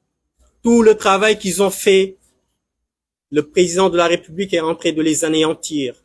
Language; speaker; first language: French; non-native, local second language; Wolof